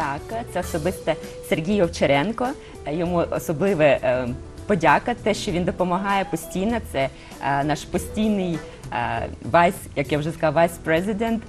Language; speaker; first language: Ukrainian; non-native, local second language; Russian